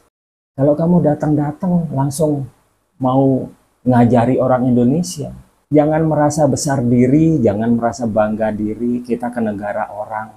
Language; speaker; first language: Indonesian; native; Indonesian